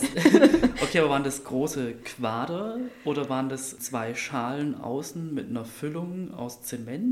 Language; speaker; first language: German; native; German